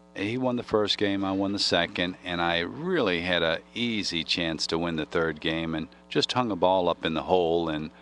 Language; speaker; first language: English; native; English